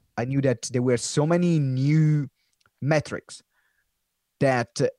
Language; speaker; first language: English; non-native, fluent; Italian